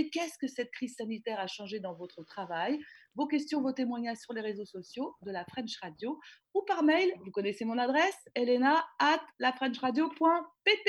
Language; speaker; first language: French; native; French